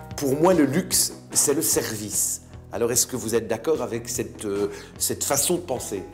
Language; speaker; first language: French; native; French